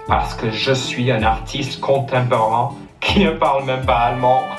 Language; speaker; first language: French; non-native, fluent; English